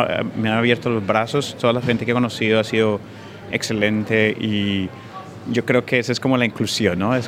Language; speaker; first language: Spanish; native; Spanish